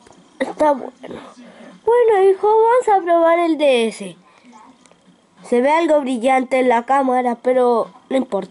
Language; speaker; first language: Spanish; native; Spanish